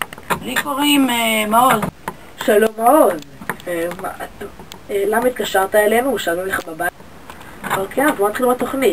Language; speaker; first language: Hebrew; native; Hebrew